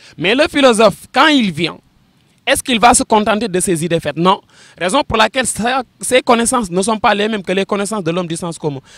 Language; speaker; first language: French; non-native, local second language; Wolof